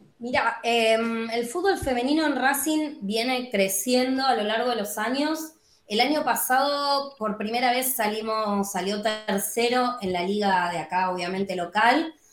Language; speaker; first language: Spanish; native; Spanish